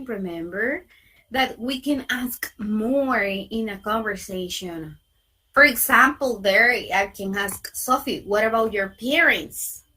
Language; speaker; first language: English; non-native, fluent; Spanish